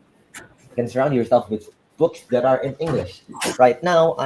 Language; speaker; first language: English; non-native, fluent; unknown